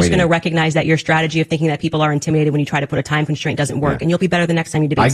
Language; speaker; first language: English; native; English